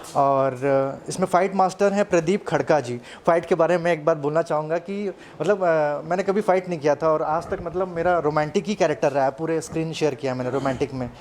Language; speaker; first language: Hindi; non-native, local second language; Telugu